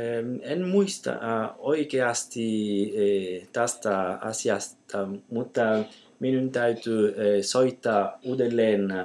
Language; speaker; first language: Finnish; non-native, learner; Italian